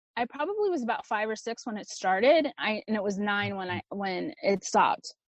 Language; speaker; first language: English; early bilingual, other home language; Spanish